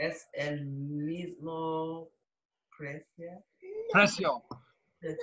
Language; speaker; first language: Spanish; non-native, learner; English